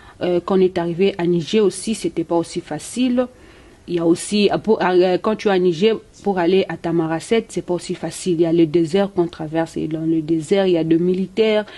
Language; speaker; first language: French; non-native, local second language; Lingala